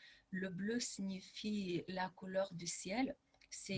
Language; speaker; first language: French; non-native, fluent; Lithuanian